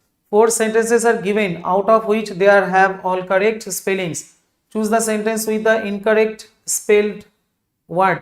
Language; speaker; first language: English; non-native, local second language; Bangla